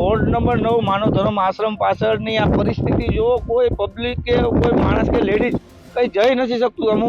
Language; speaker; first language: Gujarati; native; Gujarati